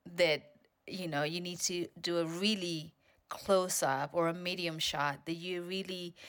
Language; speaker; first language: English; non-native, fluent; Spanish